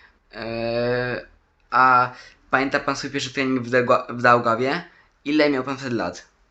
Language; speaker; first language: Polish; native; Polish